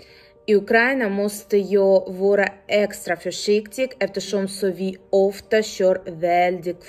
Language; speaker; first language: Swedish; non-native, learner; Ukrainian